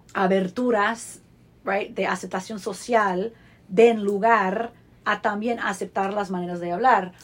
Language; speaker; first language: Spanish; non-native, fluent; English